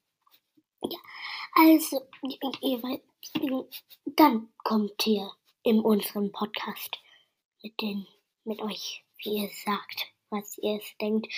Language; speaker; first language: German; non-native, learner; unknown